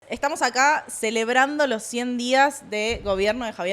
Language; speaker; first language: Spanish; native; Spanish